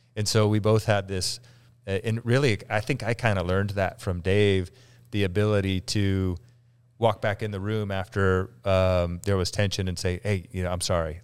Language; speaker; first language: English; native; English